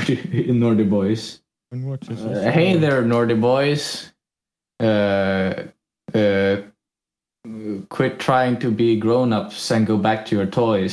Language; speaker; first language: English; non-native, fluent; Swedish